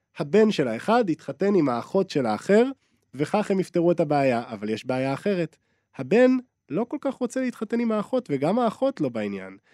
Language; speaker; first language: Hebrew; native; Hebrew